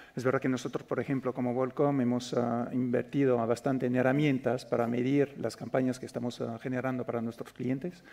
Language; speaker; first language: Spanish; non-native, fluent; French